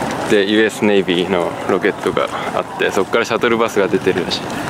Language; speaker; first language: Japanese; native; Japanese